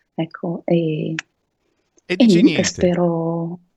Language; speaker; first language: Italian; non-native, fluent; Russian